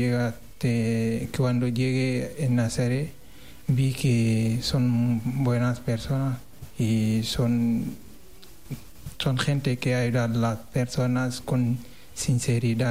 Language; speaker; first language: Spanish; non-native, learner; Wolof